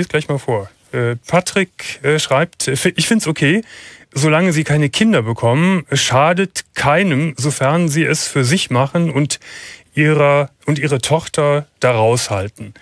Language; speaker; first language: German; native; German